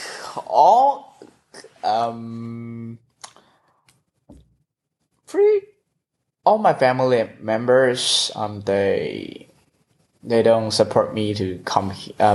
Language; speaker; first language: English; non-native, fluent; Chinese